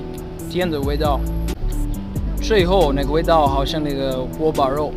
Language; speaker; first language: Chinese; non-native, fluent; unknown